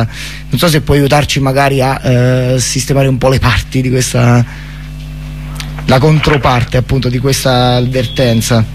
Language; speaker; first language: Italian; native; Italian